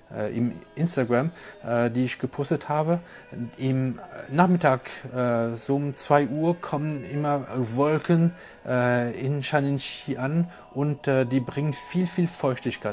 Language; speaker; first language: German; non-native, local second language; French